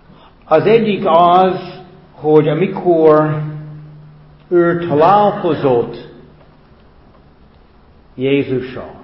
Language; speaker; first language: Hungarian; non-native, fluent; English